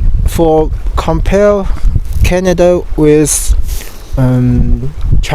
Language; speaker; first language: English; non-native, learner; Chinese